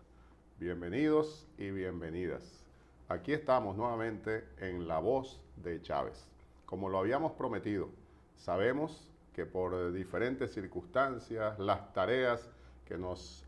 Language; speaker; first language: Spanish; native; Spanish